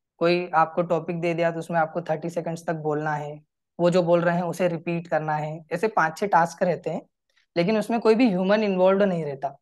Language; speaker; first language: Hindi; native; Hindi